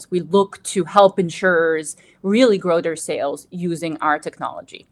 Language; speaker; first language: English; non-native, fluent; Bosnian